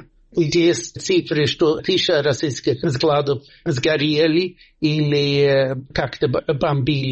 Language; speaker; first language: Russian; non-native, fluent; Swedish